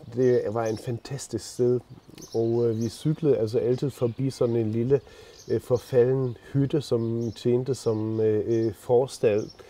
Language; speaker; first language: Danish; non-native, fluent; German